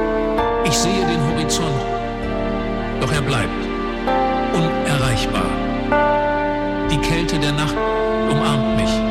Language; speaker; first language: German; native; German